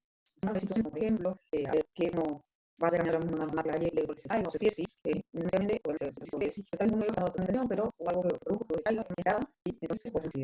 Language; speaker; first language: Spanish; native; Spanish